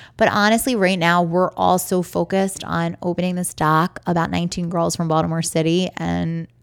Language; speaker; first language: English; native; English